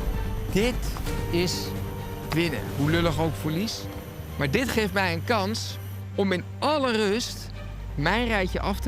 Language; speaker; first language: Dutch; native; Dutch